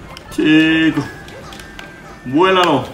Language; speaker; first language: Spanish; native; Spanish